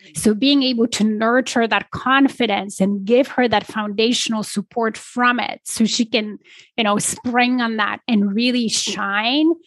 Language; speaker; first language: English; non-native, fluent; Polish